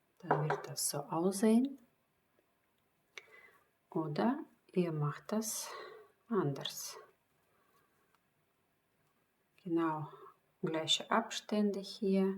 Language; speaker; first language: German; non-native, fluent; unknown